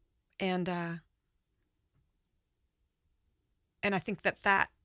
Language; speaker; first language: English; native; English